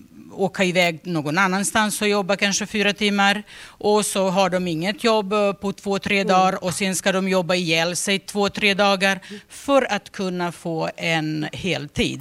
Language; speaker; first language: Swedish; non-native, fluent; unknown